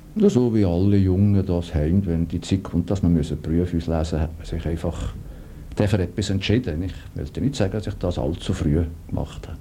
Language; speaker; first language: German; native; German